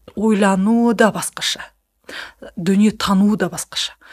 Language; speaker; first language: Kazakh; native; Kazakh